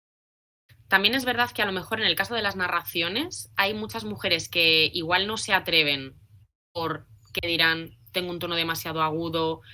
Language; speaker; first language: Spanish; native; Spanish